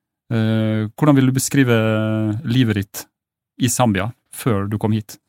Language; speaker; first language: Norwegian; native; Norwegian